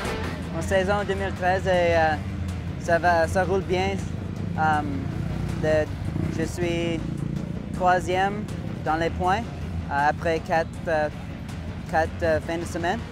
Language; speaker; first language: French; non-native, learner; English